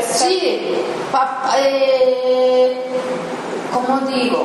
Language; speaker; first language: Spanish; non-native, learner; Japanese